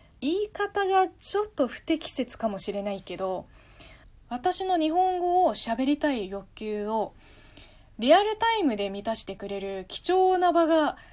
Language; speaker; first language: Japanese; non-native, fluent; Chinese